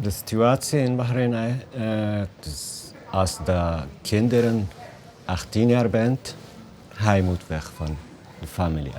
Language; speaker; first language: Dutch; non-native, learner; Arabic